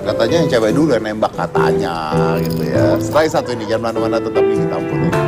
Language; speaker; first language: Indonesian; native; Indonesian